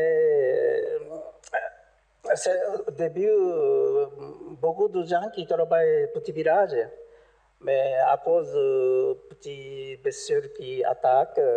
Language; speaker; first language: French; non-native, learner; Japanese